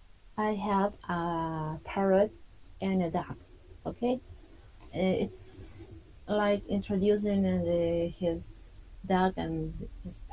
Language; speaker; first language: English; non-native, fluent; Spanish